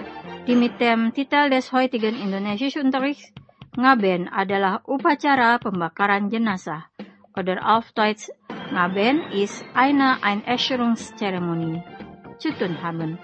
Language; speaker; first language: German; non-native, fluent; Indonesian